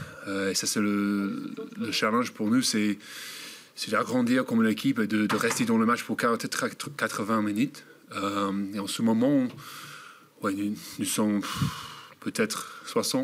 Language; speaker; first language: French; non-native, learner; English